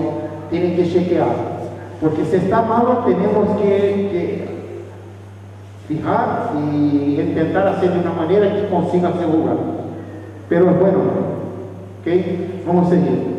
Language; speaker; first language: Spanish; non-native, fluent; Portuguese